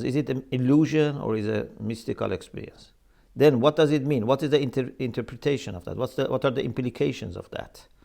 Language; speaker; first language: English; non-native, fluent; Persian